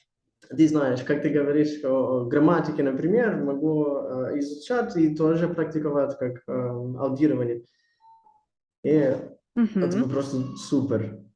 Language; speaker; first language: Russian; non-native, learner; Portuguese